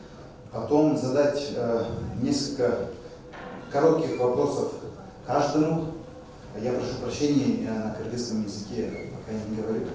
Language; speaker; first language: Russian; non-native, fluent; French